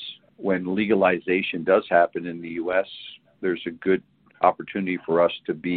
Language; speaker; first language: English; native; English